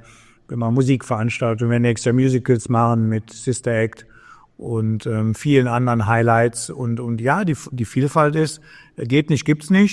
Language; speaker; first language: German; native; German